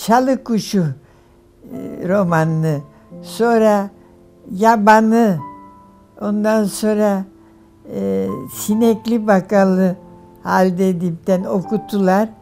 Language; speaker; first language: Turkish; non-native, fluent; German